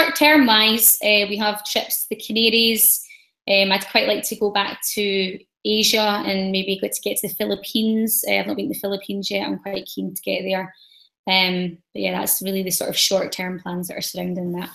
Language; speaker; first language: English; native; English